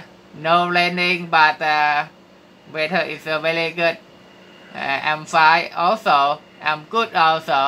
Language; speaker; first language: English; non-native, learner; Thai